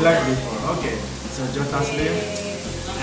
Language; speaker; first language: English; non-native, learner; Indonesian